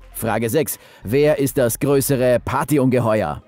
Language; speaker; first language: German; native; German